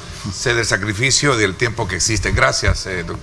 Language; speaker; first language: Spanish; native; Spanish